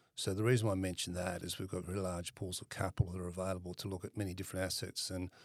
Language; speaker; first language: English; native; English